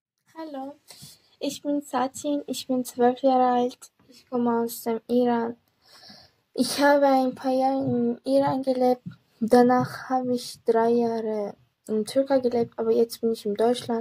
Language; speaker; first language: German; non-native, learner; Persian